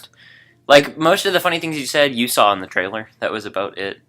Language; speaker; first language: English; native; English